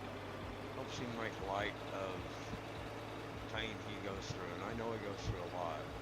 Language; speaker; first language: English; native; English